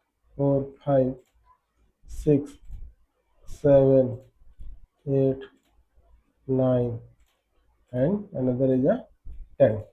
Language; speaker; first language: English; non-native, local second language; Hindi